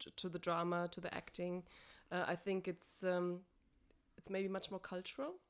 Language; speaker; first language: English; non-native, fluent; German